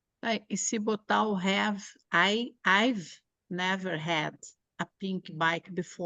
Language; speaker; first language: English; non-native, learner; Portuguese